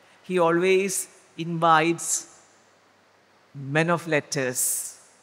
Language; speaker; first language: English; non-native, local second language; Malayalam